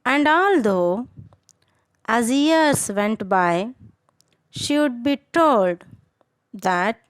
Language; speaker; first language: English; non-native, local second language; Kannada